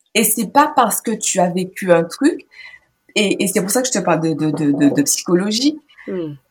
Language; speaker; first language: French; native; French